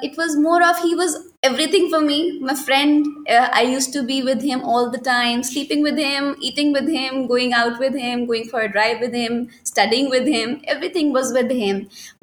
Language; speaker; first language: English; non-native, local second language; Urdu